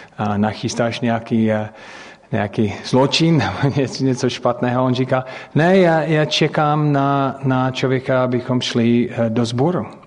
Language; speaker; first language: Czech; non-native, fluent; English